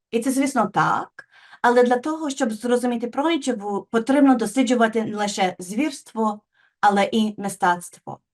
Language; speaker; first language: Ukrainian; non-native, fluent; English